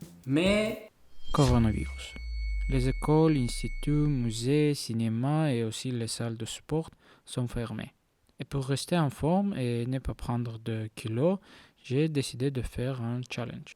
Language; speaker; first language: French; non-native, learner; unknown